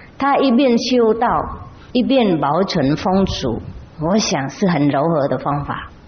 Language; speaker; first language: Chinese; non-native, fluent; Vietnamese